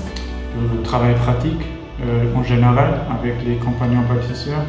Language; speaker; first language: French; non-native, fluent; German